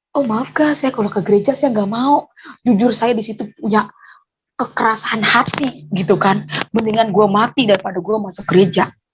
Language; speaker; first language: Indonesian; native; Indonesian